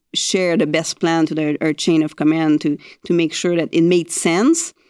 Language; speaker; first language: English; non-native, fluent; French